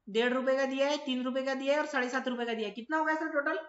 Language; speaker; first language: Hindi; non-native, local second language; Marathi